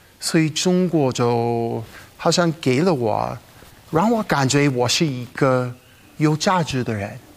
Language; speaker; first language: Chinese; non-native, fluent; English